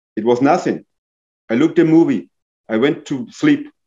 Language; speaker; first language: English; non-native, fluent; German